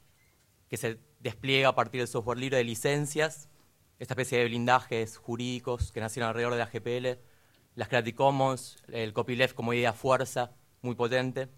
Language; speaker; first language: Spanish; native; Spanish